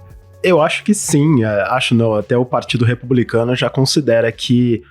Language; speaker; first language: Portuguese; native; Portuguese